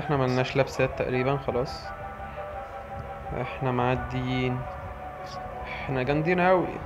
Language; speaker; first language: Arabic; native; Arabic